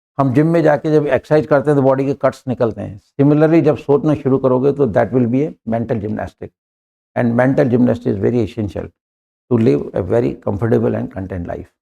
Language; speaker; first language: Hindi; native; Hindi